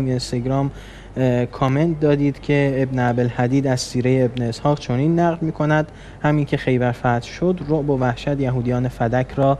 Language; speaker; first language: Persian; native; Persian